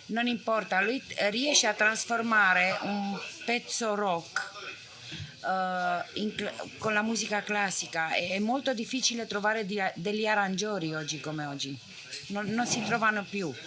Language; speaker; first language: Italian; non-native, fluent; Romanian